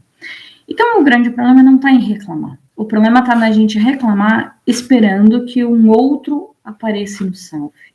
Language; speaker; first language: Portuguese; native; Portuguese